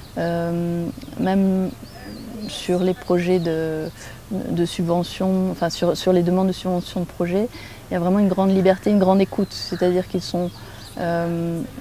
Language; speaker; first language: French; native; French